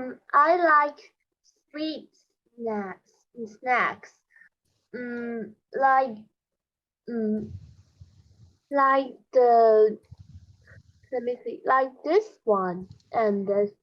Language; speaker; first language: English; non-native, learner; Chinese